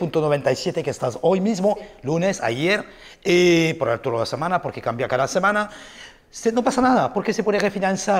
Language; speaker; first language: Spanish; non-native, learner; French